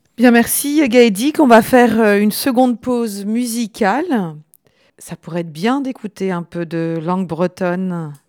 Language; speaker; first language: French; native; French